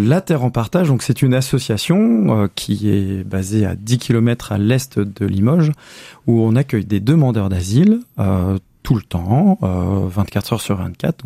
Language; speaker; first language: French; native; French